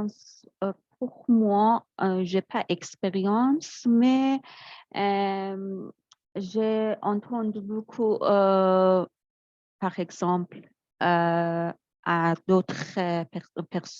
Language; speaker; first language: French; non-native, learner; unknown